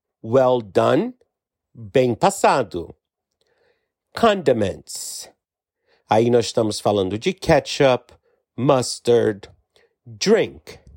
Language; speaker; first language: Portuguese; non-native, fluent; English